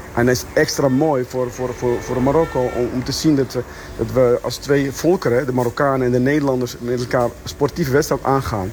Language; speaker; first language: Dutch; early bilingual, other home language; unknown